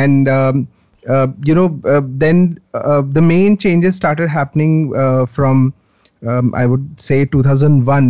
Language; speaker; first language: English; non-native, local second language; Hindi